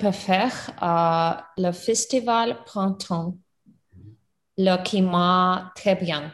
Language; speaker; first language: French; non-native, learner; English